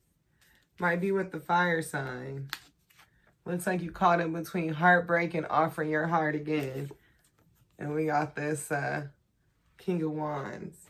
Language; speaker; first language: English; native; English